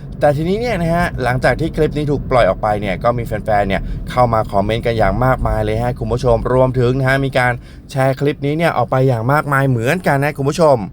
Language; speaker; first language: Thai; native; Thai